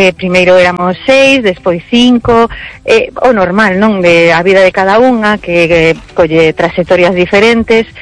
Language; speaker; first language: Galician; early bilingual, heritage; Galician